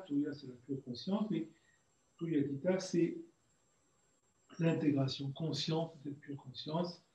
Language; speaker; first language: French; native; French